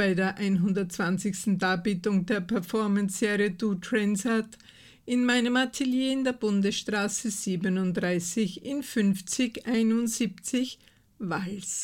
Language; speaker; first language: German; native; German